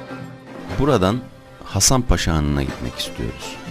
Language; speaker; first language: Turkish; native; Turkish